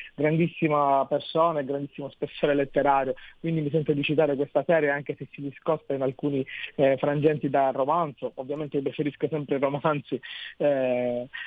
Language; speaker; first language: Italian; native; Italian